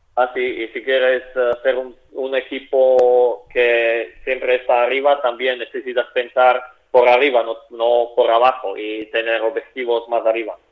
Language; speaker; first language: Spanish; non-native, fluent; Slovak